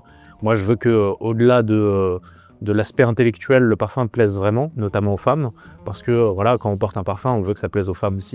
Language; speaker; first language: French; native; French